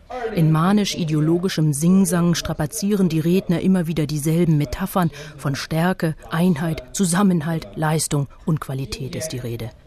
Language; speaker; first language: German; native; German